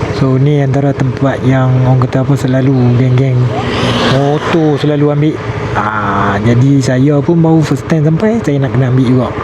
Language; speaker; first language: Malay; native; Malay